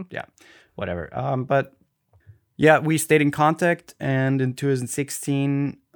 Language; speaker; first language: English; non-native, fluent; German